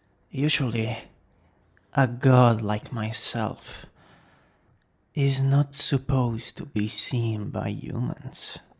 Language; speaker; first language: English; non-native, fluent; Italian